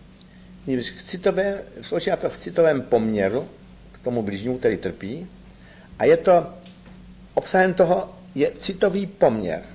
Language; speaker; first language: Czech; native; Czech